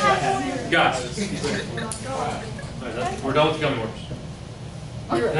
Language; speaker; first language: English; native; English